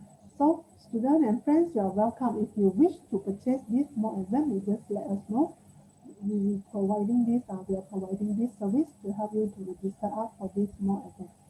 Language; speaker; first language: English; non-native, local second language; Chinese